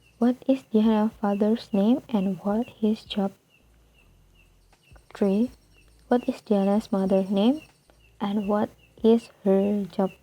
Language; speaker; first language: English; non-native, fluent; Indonesian